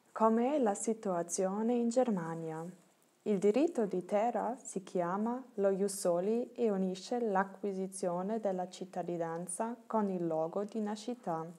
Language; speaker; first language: Italian; non-native, learner; German